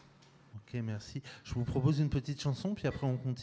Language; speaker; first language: French; native; French